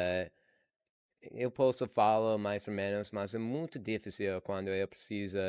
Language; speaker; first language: Portuguese; non-native, learner; English